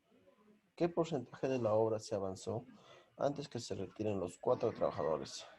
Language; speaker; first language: Spanish; native; Spanish